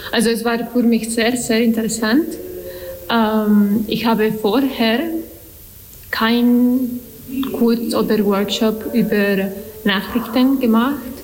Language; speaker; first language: German; non-native, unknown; Spanish